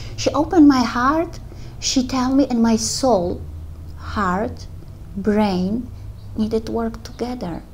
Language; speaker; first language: English; non-native, learner; Polish